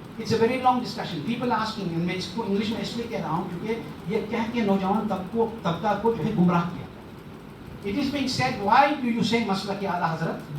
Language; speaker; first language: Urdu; non-native, fluent; English